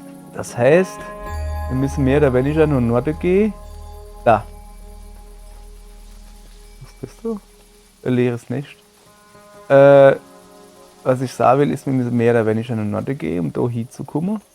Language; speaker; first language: German; native; German